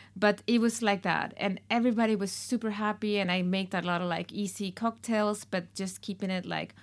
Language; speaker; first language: English; non-native, fluent; Spanish